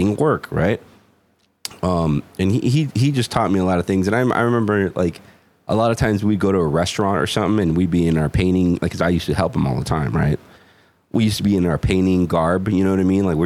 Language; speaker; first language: English; native; English